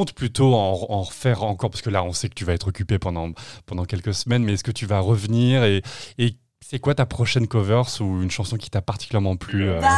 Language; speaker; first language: French; native; French